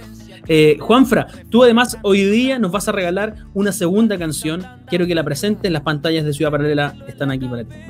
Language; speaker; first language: Spanish; native; Spanish